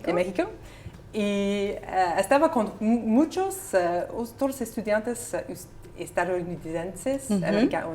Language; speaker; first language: Spanish; non-native, learner; English